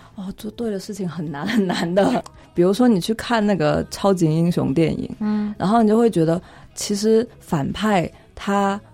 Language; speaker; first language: Chinese; native; Chinese